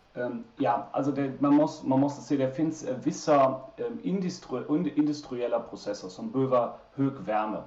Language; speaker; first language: Swedish; non-native, fluent; German